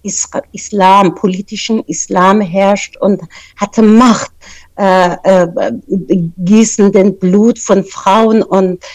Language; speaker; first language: German; non-native, fluent; Persian